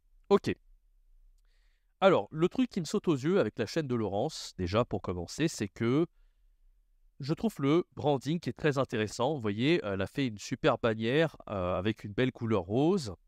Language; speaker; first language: French; native; French